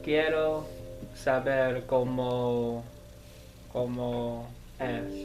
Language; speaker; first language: Spanish; non-native, learner; English